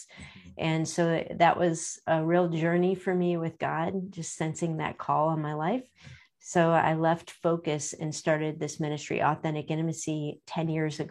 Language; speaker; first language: English; native; English